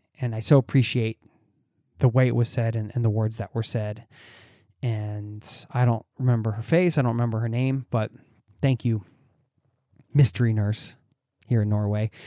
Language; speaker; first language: English; native; English